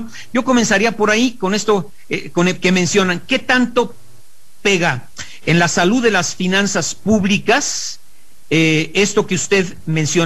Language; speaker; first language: Spanish; native; Spanish